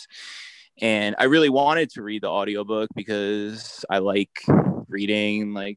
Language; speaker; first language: English; native; English